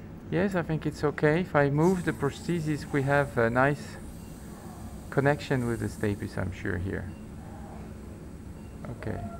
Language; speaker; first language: English; non-native, fluent; French